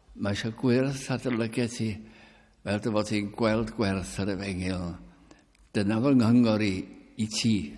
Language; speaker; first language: Welsh; early bilingual, heritage; Welsh